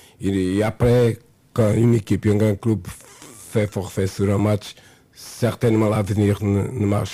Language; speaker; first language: French; non-native, fluent; Portuguese